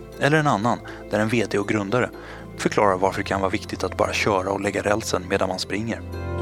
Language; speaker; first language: Swedish; native; Swedish